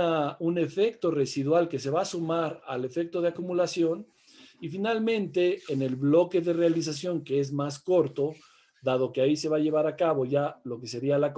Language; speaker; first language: Spanish; native; Spanish